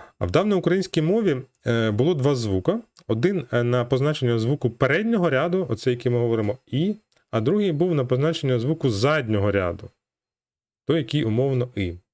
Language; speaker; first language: Ukrainian; native; Ukrainian